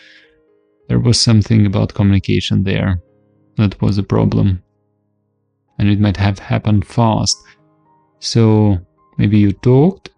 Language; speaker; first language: English; non-native, fluent; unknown